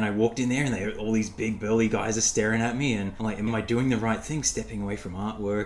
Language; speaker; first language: English; native; English